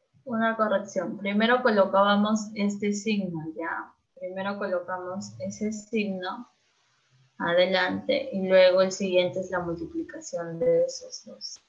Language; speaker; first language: Spanish; native; Spanish